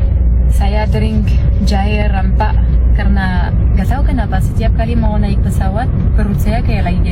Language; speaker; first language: Indonesian; non-native, fluent; French